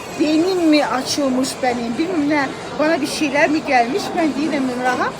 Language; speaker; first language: Turkish; non-native, learner; Azerbaijani